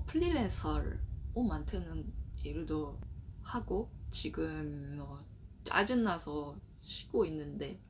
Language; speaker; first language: Korean; non-native, learner; Japanese